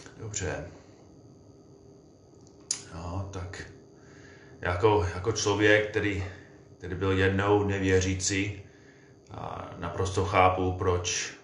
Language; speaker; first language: Czech; non-native, fluent; English